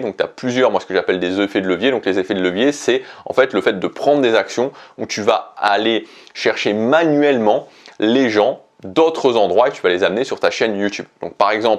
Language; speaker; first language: French; native; French